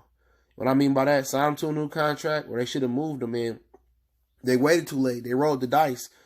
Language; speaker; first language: English; native; English